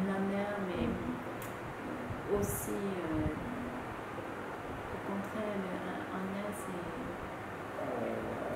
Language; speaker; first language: French; non-native, fluent; Vietnamese